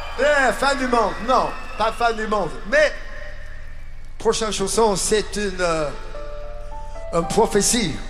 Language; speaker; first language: French; non-native, learner; English